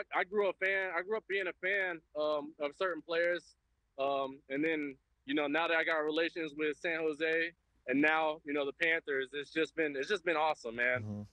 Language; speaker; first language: English; native; English